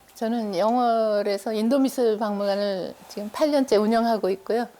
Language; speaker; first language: Korean; native; Korean